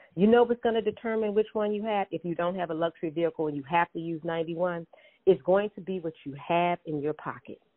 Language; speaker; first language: English; native; English